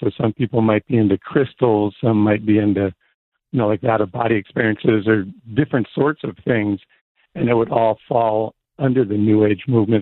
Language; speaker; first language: English; native; English